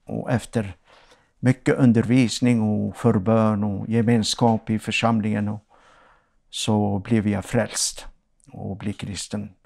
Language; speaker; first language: Swedish; non-native, fluent; Arabic